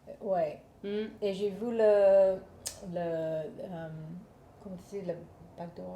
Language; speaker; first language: French; non-native, learner; English